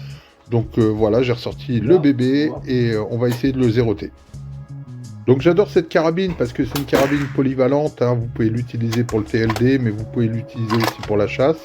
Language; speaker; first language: French; native; French